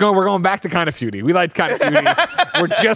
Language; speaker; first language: English; native; English